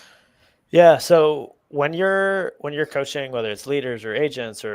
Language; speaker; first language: English; native; English